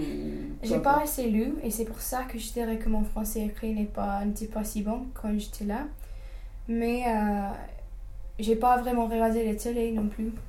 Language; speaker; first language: French; non-native, fluent; English